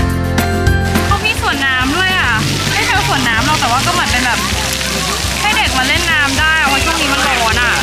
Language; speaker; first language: Thai; native; Thai